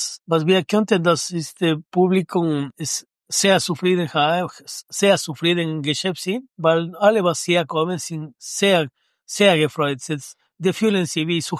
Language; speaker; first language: German; non-native, learner; Spanish